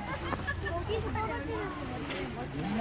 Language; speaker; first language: Korean; native; Korean